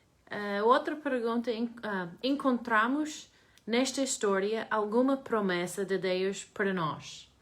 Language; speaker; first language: Portuguese; non-native, learner; English